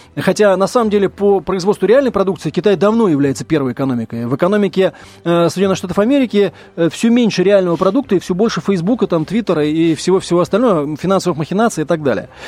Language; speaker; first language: Russian; native; Russian